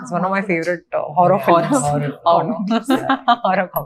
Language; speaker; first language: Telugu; non-native, local second language; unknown